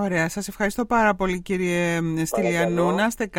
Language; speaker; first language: Greek; native; Greek